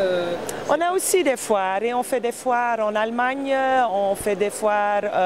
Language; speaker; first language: French; non-native, fluent; Dutch